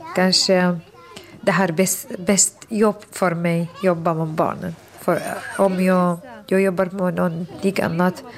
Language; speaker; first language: Swedish; non-native, fluent; Arabic